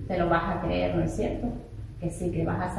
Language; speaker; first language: Spanish; native; Spanish